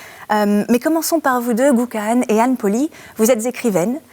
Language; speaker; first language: French; native; French